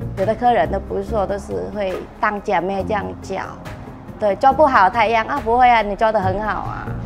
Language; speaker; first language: Chinese; non-native, fluent; Vietnamese